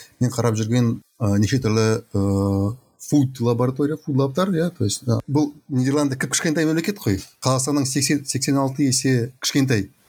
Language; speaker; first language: Kazakh; native; Kazakh